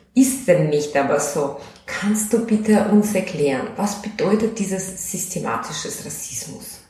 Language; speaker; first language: German; non-native, fluent; Russian